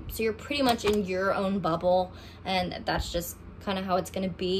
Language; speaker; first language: English; native; English